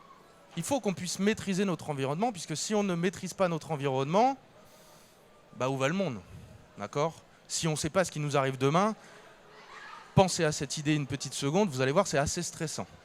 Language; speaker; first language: French; native; French